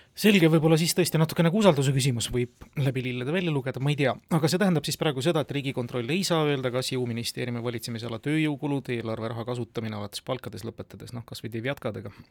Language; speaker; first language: Estonian; native; Estonian